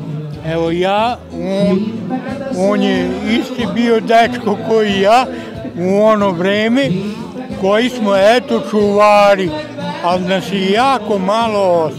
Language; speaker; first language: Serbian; non-native, local second language; Hungarian